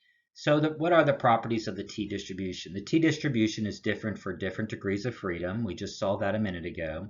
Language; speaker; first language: English; native; English